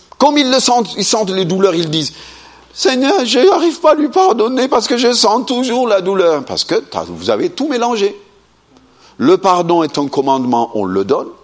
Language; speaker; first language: French; non-native, fluent; Amharic